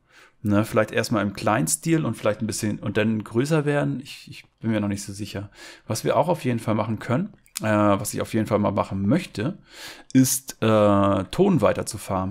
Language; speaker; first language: German; native; German